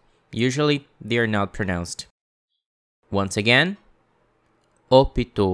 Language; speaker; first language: English; non-native, fluent; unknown